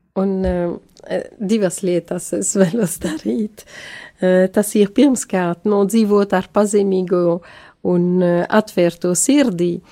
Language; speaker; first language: Latvian; non-native, learner; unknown